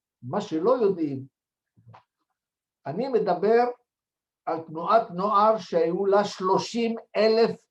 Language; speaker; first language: Hebrew; non-native, fluent; French